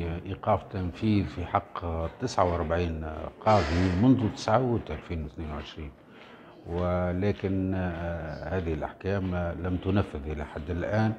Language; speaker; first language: Arabic; native; Arabic